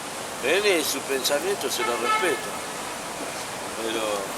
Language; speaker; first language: Spanish; native; Spanish